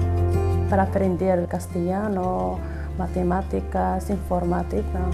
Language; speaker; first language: Spanish; non-native, learner; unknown